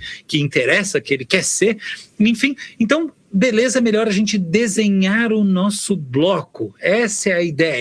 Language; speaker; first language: Portuguese; native; Portuguese